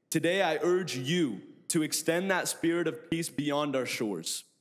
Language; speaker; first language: English; native; English